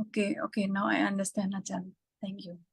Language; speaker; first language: English; non-native, fluent; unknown